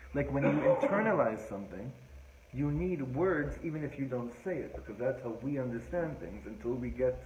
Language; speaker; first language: English; native; English